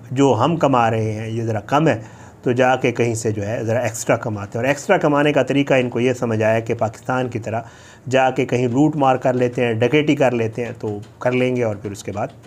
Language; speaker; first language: Urdu; native; Urdu